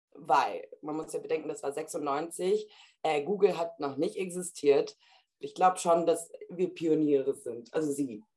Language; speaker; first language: German; early bilingual, heritage; German